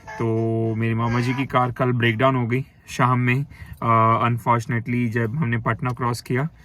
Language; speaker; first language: Hindi; native; Hindi